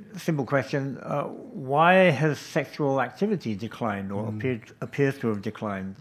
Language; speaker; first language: English; native; English